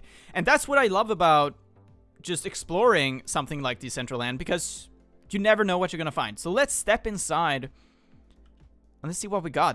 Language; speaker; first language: English; non-native, fluent; Swedish